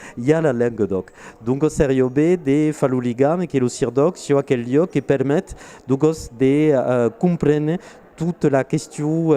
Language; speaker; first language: Occitan; non-native, local second language; French